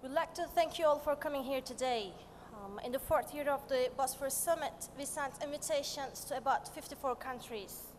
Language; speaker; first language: English; non-native, fluent; Turkish